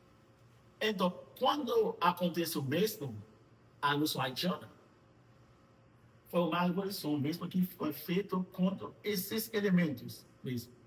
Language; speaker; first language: Portuguese; non-native, fluent; Haitian Creole